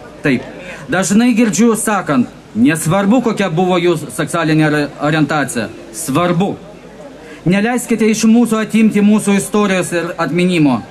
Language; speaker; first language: Lithuanian; non-native, learner; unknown